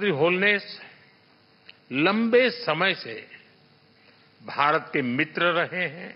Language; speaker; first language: Hindi; native; Hindi